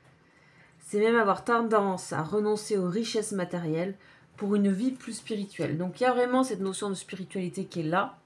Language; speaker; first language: French; native; French